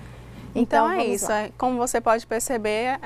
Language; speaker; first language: Portuguese; native; Portuguese